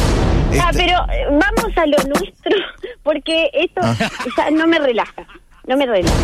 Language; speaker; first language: Spanish; native; Spanish